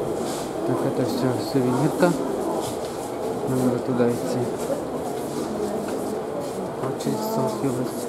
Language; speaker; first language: Russian; native; Russian